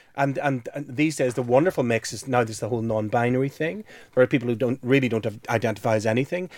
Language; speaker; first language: English; native; English